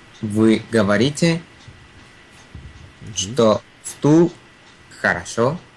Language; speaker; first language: Russian; non-native, learner; Spanish